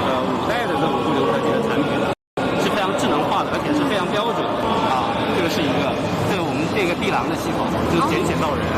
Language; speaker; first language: Chinese; native; Chinese